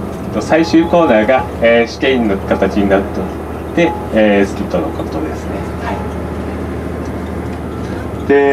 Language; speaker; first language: Japanese; native; Japanese